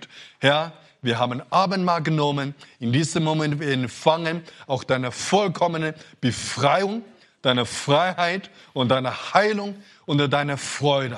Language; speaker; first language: German; non-native, fluent; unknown